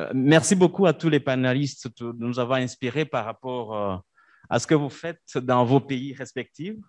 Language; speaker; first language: French; non-native, local second language; Kinyarwanda